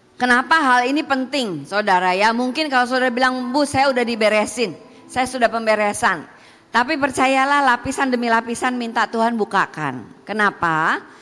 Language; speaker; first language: Indonesian; early bilingual, heritage; Indonesian